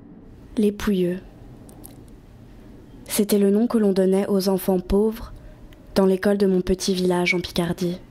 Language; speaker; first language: French; native; French